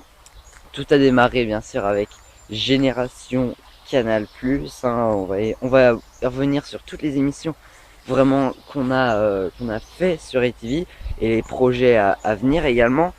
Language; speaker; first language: French; native; French